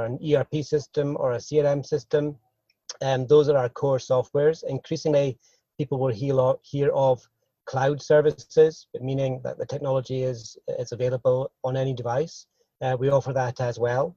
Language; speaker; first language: English; native; English